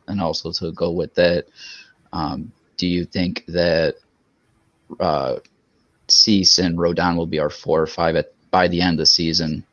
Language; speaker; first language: English; native; English